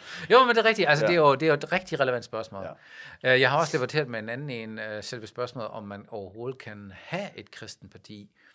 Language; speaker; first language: Danish; non-native, fluent; German